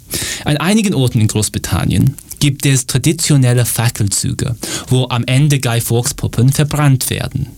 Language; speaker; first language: German; non-native, fluent; English